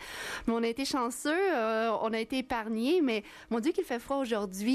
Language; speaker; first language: French; native; French